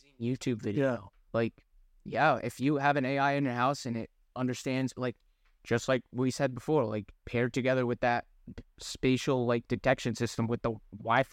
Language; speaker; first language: English; native; English